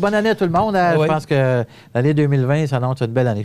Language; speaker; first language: French; native; French